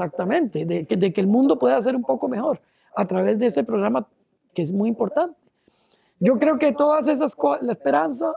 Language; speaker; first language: Spanish; native; Spanish